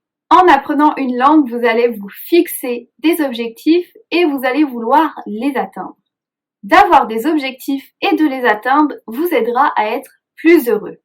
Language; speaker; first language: French; native; French